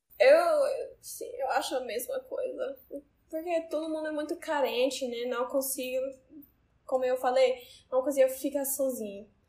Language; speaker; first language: Portuguese; non-native, learner; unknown